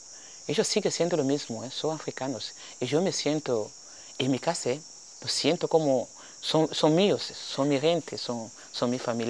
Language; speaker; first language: Spanish; non-native, fluent; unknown